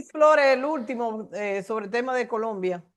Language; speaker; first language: Spanish; native; Spanish